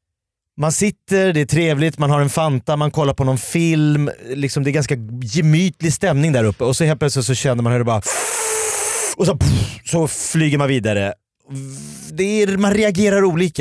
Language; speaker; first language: Swedish; native; Swedish